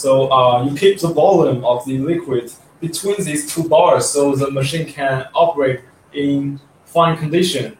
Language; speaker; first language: English; non-native, learner; Chinese